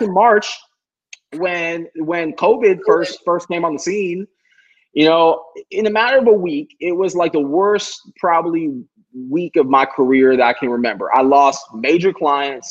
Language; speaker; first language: English; native; English